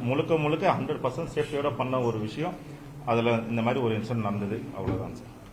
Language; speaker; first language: Tamil; native; Tamil